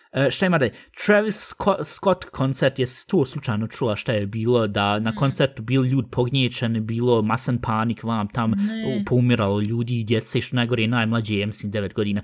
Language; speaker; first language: Bosnian; early bilingual, heritage; Bosnian